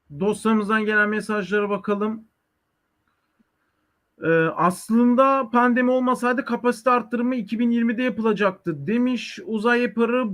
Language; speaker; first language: Turkish; native; Turkish